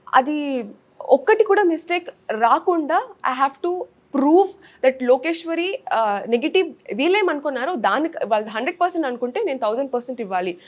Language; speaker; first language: Telugu; native; Telugu